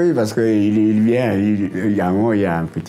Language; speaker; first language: French; non-native, learner; Japanese